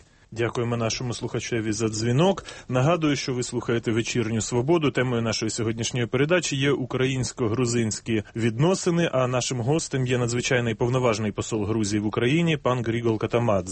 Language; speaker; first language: Ukrainian; native; Ukrainian